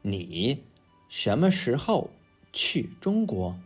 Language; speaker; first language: Chinese; non-native, fluent; English